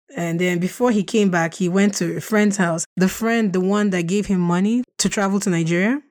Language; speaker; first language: English; non-native, local second language; Russian